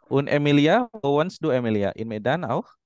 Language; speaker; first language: German; non-native, fluent; Indonesian